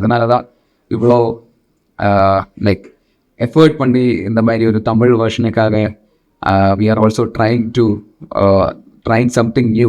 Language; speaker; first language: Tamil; non-native, local second language; Malayalam